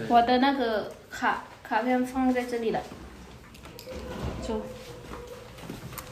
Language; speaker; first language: Chinese; non-native, fluent; Lao